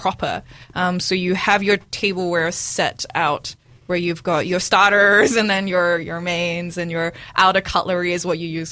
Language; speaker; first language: English; native; English